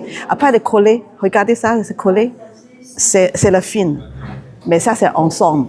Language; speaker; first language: French; non-native, learner; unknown